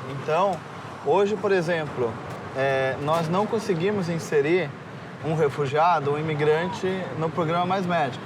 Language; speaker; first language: Portuguese; native; Portuguese